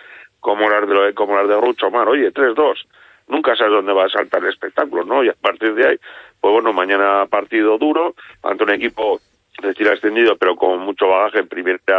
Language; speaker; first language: Spanish; native; Spanish